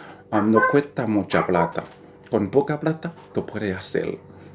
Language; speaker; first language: Spanish; non-native, learner; Haitian Creole